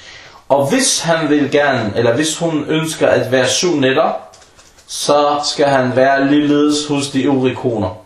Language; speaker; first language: Danish; non-native, fluent; Arabic